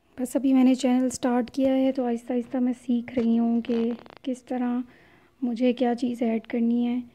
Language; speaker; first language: Urdu; native; Urdu